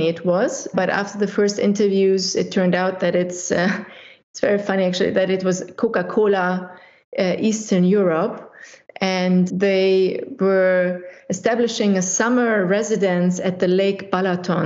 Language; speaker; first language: English; non-native, fluent; German